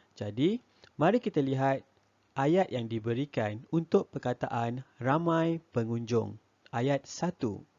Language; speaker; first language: Malay; native; Malay